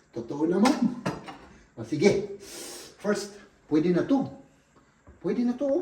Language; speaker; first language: Filipino; native; Filipino